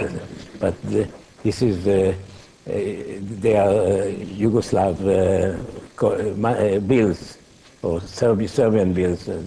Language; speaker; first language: English; non-native, fluent; Hebrew